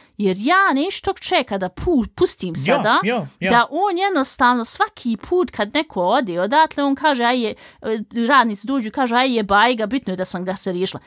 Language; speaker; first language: Bosnian; early bilingual, heritage; Bosnian